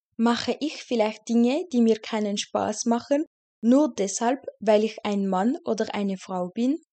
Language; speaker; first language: German; non-native, fluent; French